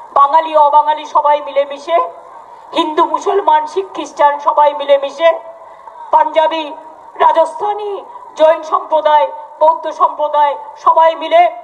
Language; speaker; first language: Hindi; non-native, local second language; Bangla